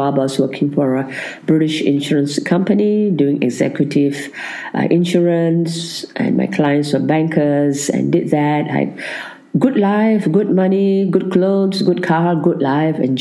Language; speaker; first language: English; non-native, local second language; Tamil